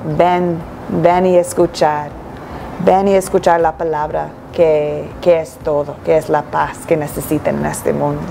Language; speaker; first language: Spanish; non-native, fluent; English